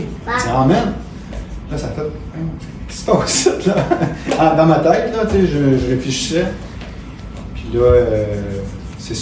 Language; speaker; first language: French; native; French